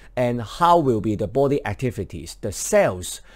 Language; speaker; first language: English; non-native, local second language; Cantonese